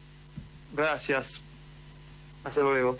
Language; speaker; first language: Spanish; early bilingual, heritage; English